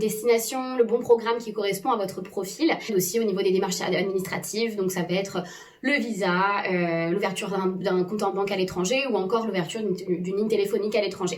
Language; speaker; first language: French; native; French